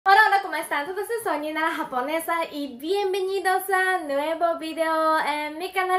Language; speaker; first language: Spanish; non-native, learner; Japanese